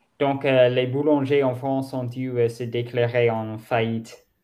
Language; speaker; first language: French; non-native, learner; German